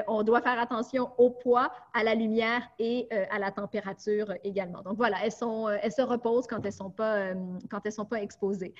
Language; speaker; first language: French; native; French